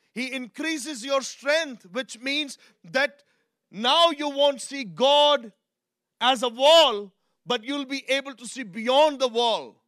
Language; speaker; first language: English; non-native, local second language; Urdu